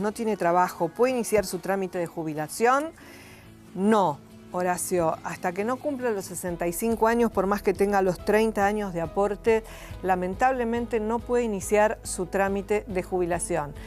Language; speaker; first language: Spanish; native; Spanish